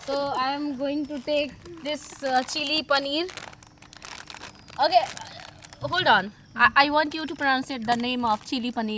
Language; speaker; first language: English; non-native, learner; Hindi